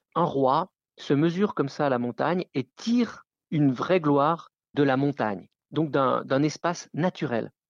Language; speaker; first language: French; native; French